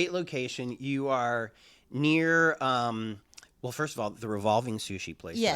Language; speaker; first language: English; native; English